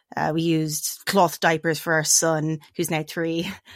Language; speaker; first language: English; native; English